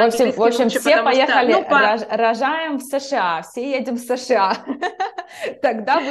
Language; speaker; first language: Russian; native; Russian